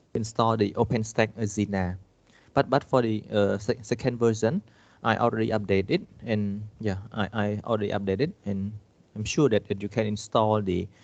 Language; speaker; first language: English; non-native, fluent; Khmer